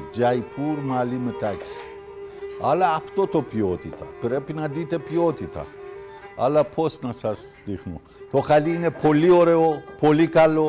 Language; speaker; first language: Greek; non-native, learner; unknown